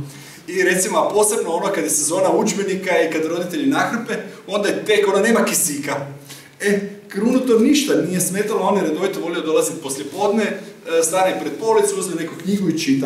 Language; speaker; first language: Serbian; native; Serbian